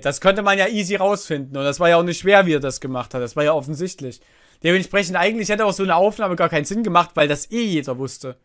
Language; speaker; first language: German; native; German